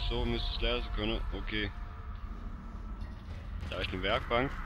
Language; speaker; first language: German; native; German